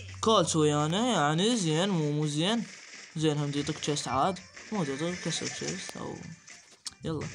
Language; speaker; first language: Arabic; native; Arabic